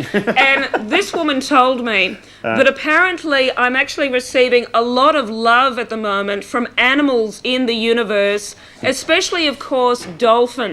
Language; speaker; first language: English; native; English